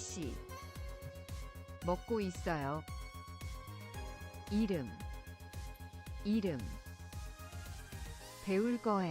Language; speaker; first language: Korean; non-native, learner; English